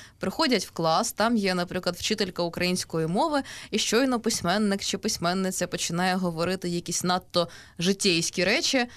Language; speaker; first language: Ukrainian; native; Ukrainian